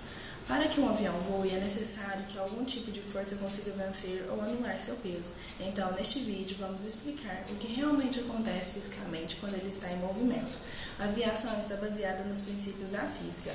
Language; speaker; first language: Portuguese; native; Portuguese